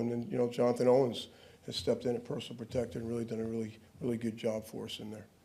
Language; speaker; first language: English; native; English